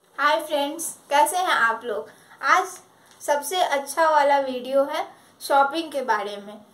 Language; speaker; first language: Hindi; non-native, local second language; Telugu